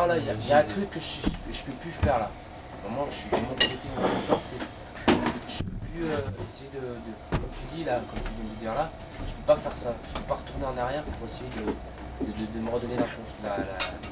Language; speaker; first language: French; native; French